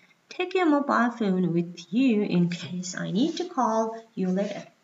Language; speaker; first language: English; non-native, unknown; Mongolian